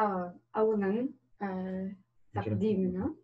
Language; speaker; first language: Arabic; non-native, learner; English